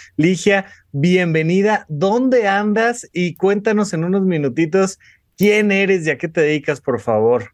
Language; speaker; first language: Spanish; native; Spanish